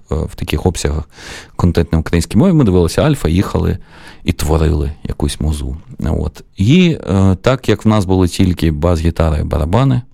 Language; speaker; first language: Ukrainian; non-native, local second language; Russian